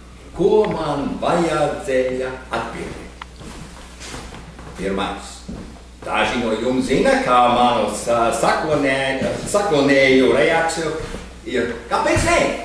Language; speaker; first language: Latvian; early bilingual, heritage; Latvian